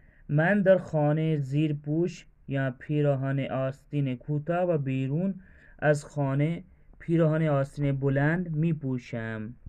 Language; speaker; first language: Persian; non-native, fluent; Urdu